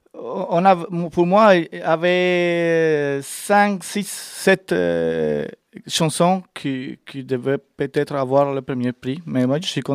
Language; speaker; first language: French; non-native, fluent; Spanish